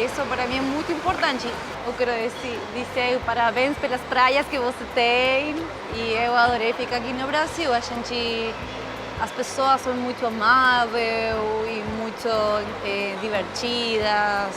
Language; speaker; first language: Portuguese; non-native, fluent; Spanish